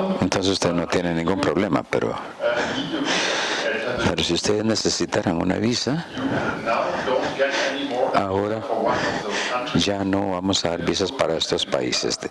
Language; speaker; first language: Spanish; non-native, fluent; German